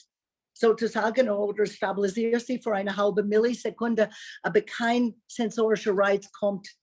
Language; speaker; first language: German; non-native, learner; English